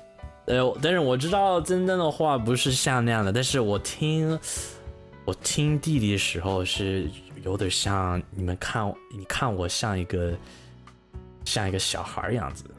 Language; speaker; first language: Chinese; non-native, learner; English